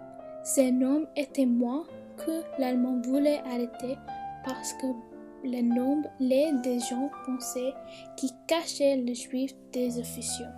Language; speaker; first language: French; non-native, learner; English